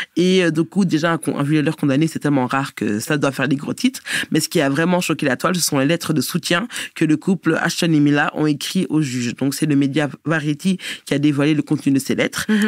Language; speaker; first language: French; native; French